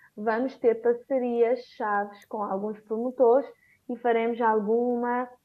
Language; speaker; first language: Portuguese; non-native, local second language; Kabuverdianu